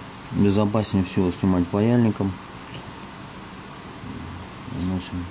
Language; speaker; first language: Russian; native; Russian